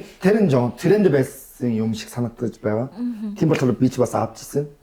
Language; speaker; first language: Mongolian; non-native, fluent; Korean